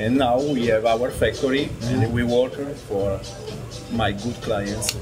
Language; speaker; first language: English; non-native, learner; Italian